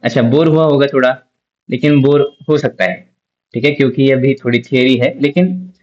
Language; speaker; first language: Hindi; non-native, local second language; Marathi